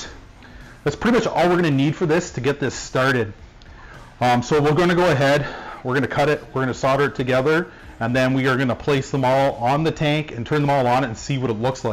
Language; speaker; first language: English; native; English